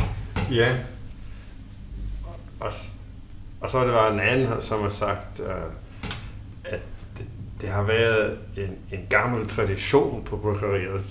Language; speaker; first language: Danish; non-native, learner; English